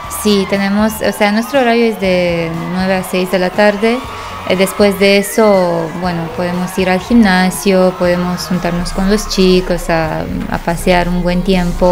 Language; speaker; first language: Spanish; non-native, fluent; Romanian